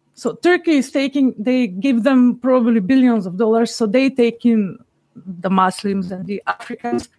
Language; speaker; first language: English; non-native, fluent; Macedonian